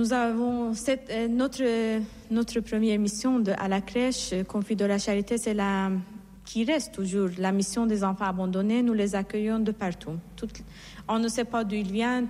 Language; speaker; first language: French; non-native, fluent; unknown